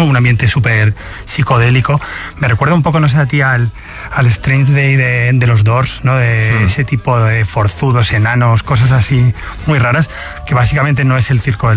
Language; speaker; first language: Spanish; native; Spanish